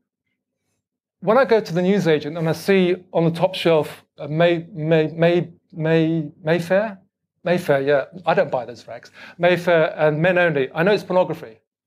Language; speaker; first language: English; native; English